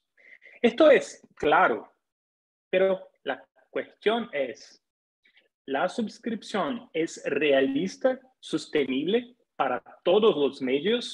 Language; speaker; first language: Spanish; non-native, fluent; Portuguese